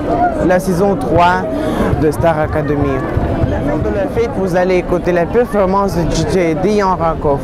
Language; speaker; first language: French; non-native, learner; Russian